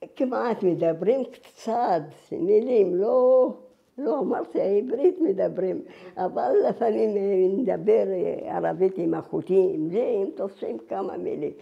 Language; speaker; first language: Hebrew; non-native, fluent; Arabic